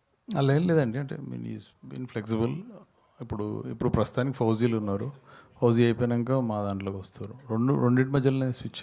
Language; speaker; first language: Telugu; native; Telugu